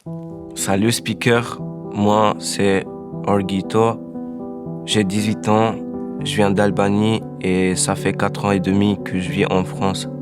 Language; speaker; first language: French; non-native, fluent; Albanian